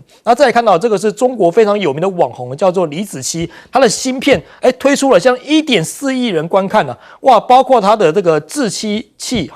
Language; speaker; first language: Chinese; native; Chinese